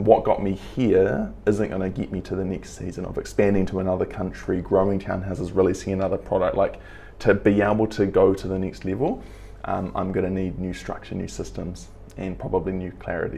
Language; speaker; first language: English; native; English